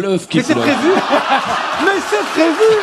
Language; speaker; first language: French; native; French